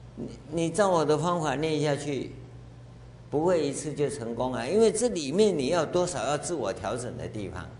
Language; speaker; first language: Chinese; native; Chinese